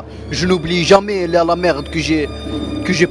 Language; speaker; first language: French; non-native, learner; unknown